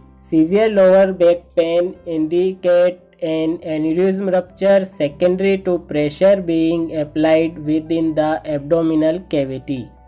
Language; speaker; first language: English; non-native, local second language; Hindi